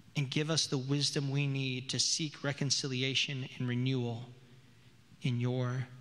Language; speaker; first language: English; native; English